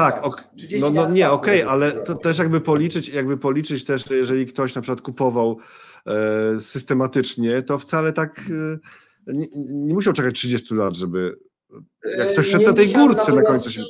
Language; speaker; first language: Polish; native; Polish